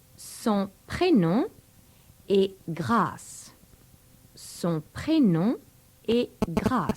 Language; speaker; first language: French; non-native, fluent; English